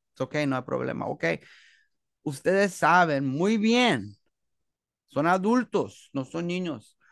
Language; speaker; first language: Spanish; early bilingual, heritage; Spanish